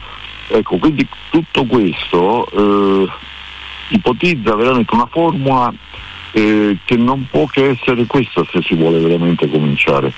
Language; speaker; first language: Italian; native; Italian